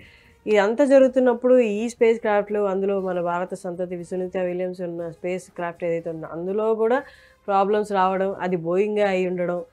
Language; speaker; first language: Telugu; native; Telugu